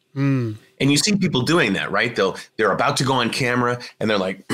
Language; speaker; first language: English; native; English